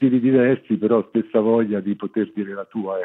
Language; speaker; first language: Italian; native; Italian